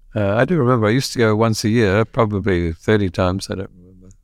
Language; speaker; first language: English; native; English